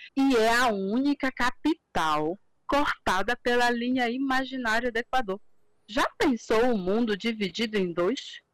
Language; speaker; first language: Portuguese; native; Portuguese